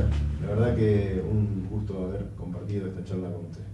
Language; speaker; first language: Spanish; native; Spanish